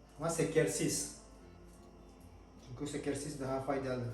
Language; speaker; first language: Turkish; non-native, learner; Indonesian